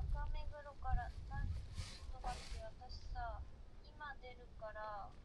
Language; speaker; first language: Japanese; native; Japanese